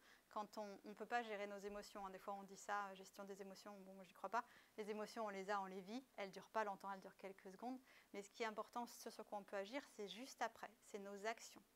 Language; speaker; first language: French; native; French